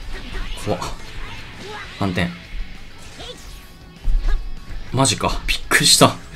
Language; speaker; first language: Japanese; native; Japanese